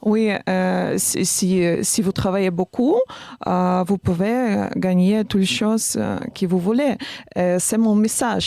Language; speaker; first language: French; non-native, learner; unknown